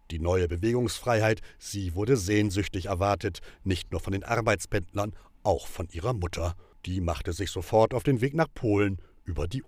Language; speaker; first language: German; native; German